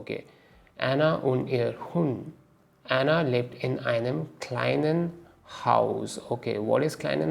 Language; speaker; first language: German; non-native, learner; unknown